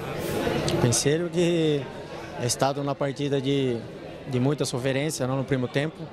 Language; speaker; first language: Italian; non-native, fluent; Portuguese